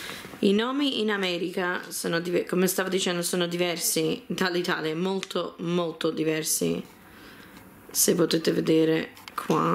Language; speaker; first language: Italian; early bilingual, heritage; Italian